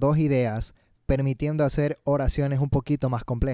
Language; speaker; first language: Spanish; native; Spanish